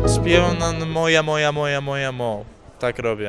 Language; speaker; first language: Polish; early bilingual, heritage; English